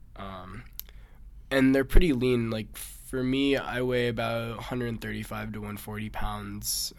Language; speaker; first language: English; native; English